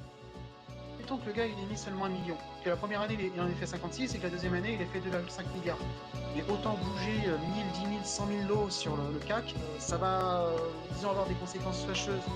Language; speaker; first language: French; native; French